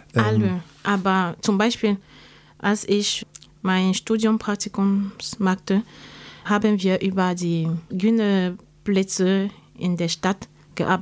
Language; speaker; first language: German; non-native, learner; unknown